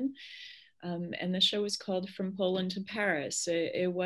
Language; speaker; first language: English; early bilingual, other home language; Polish